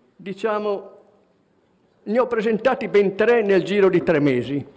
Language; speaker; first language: Italian; native; Italian